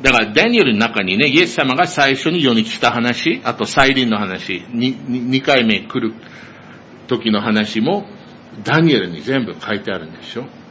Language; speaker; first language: Japanese; non-native, fluent; English